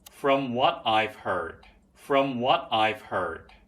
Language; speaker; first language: English; non-native, fluent; Korean